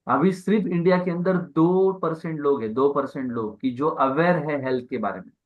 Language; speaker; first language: Hindi; non-native, local second language; Marathi